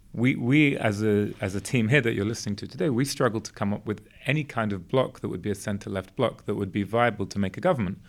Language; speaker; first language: English; native; English